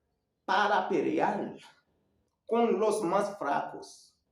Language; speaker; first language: Spanish; non-native, learner; Haitian Creole